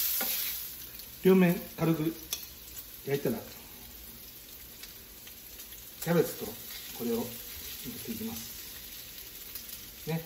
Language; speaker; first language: Japanese; native; Japanese